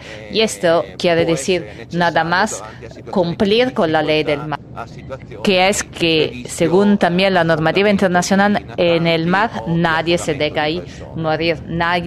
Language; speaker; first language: Spanish; non-native, fluent; Italian